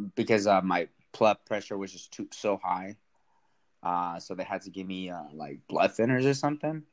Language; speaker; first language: English; early bilingual, other home language; Spanish